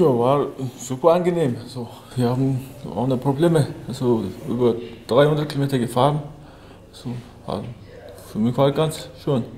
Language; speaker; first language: German; non-native, learner; Mongolian